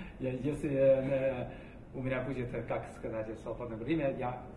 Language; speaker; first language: Russian; non-native, learner; Chinese